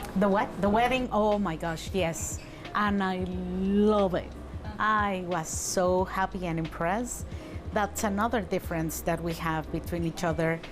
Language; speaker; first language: English; non-native, fluent; Spanish